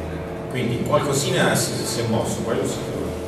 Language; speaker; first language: Italian; native; Italian